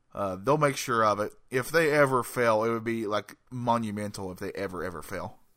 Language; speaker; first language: English; native; English